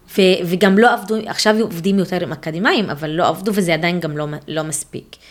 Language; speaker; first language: Hebrew; non-native, local second language; Arabic